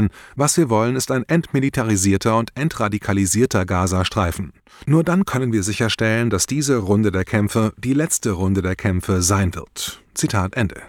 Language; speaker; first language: German; native; German